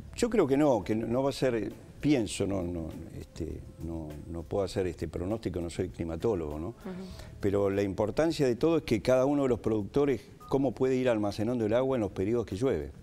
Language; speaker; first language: Spanish; native; Spanish